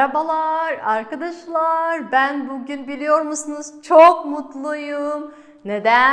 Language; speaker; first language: Turkish; non-native, fluent; Kazakh